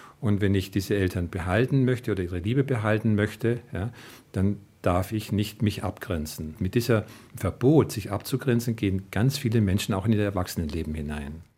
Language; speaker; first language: German; native; German